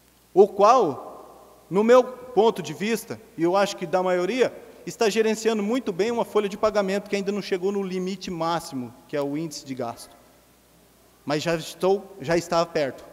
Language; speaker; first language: Portuguese; native; Portuguese